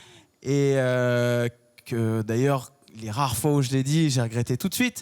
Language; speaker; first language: French; native; French